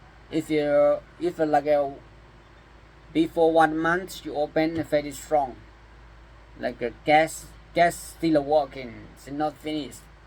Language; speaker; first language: English; non-native, learner; Thai